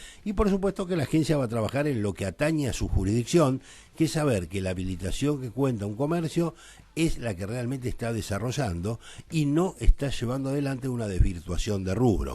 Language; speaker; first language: Spanish; native; Spanish